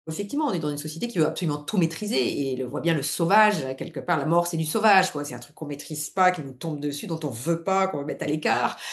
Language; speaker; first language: French; native; French